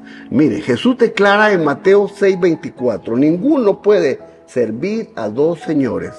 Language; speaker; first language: Spanish; native; Spanish